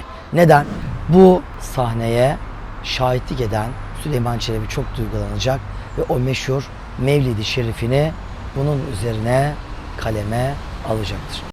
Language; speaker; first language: Turkish; native; Turkish